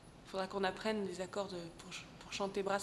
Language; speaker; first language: French; native; French